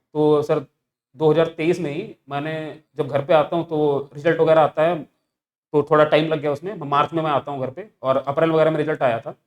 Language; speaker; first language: Hindi; native; Hindi